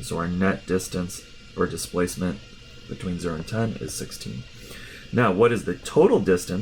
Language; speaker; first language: English; native; English